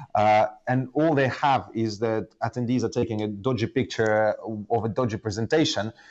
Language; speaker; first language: English; non-native, fluent; Estonian